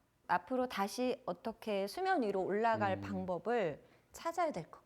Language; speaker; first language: Korean; native; Korean